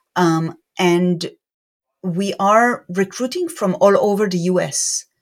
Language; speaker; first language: English; non-native, fluent; Hebrew